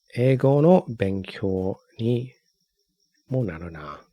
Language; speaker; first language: Japanese; non-native, learner; English